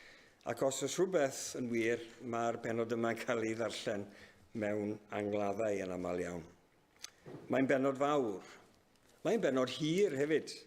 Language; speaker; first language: Welsh; native; Welsh